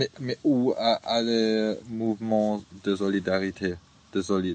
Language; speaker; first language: French; non-native, learner; German